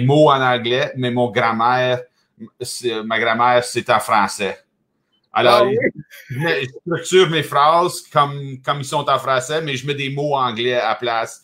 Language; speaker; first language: French; native; French